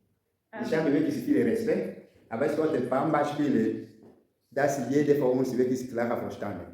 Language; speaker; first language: German; non-native, learner; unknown